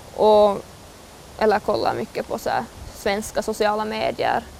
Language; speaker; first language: Swedish; native; Swedish